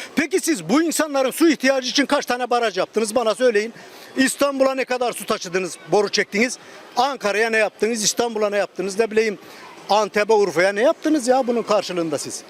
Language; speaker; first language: Turkish; native; Turkish